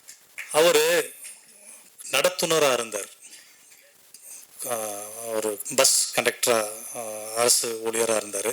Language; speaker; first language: Tamil; native; Tamil